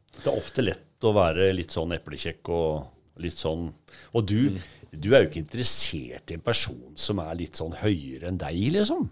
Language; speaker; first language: Norwegian; native; Norwegian